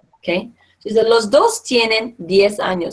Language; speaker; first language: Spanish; non-native, fluent; English